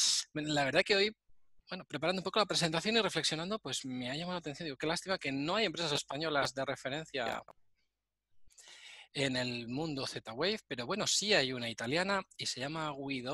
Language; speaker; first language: Spanish; native; Spanish